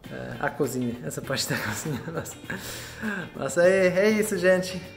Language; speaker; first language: Portuguese; non-native, learner; English